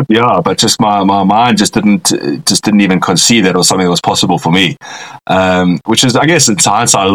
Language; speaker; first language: English; native; English